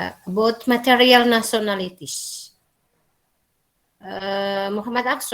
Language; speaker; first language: English; non-native, learner; Indonesian